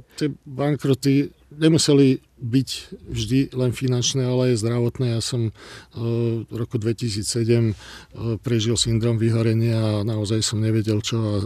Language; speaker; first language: Slovak; non-native, local second language; Hungarian